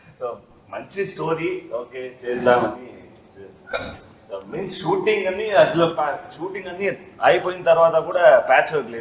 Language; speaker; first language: Telugu; non-native, learner; Tamil